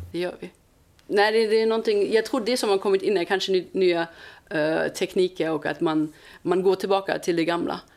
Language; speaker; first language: Swedish; non-native, fluent; German